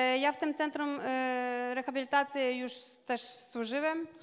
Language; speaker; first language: Polish; non-native, learner; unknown